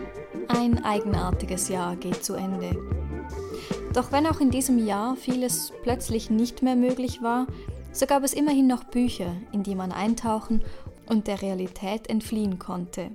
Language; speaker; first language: German; native; German